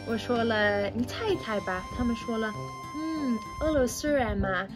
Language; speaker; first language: Chinese; non-native, learner; English